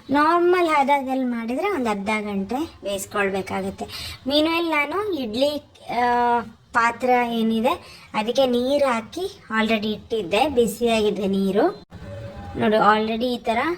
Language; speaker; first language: Kannada; non-native, local second language; Tulu